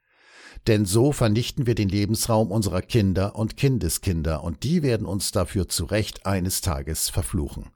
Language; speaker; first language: German; native; German